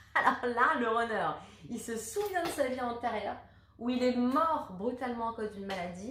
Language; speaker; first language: French; native; French